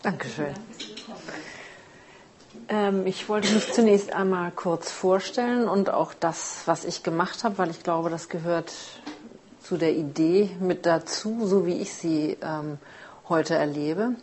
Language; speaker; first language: German; native; German